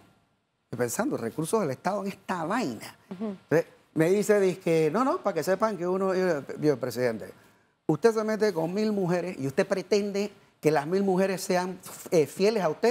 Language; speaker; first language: Spanish; native; Spanish